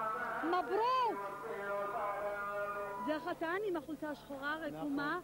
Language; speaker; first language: Hebrew; native; Hebrew